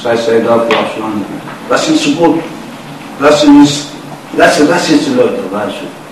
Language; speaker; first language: German; non-native, learner; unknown